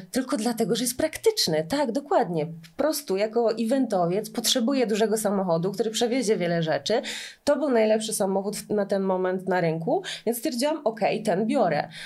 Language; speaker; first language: Polish; native; Polish